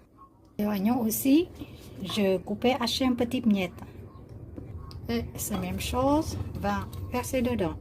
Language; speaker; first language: French; non-native, learner; Vietnamese